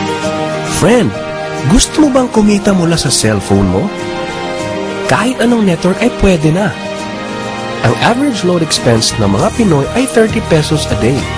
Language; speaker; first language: Filipino; native; Filipino